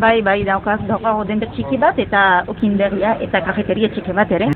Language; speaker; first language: Basque; non-native, learner; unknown